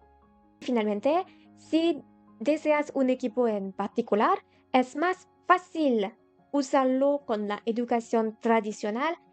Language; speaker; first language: Spanish; non-native, learner; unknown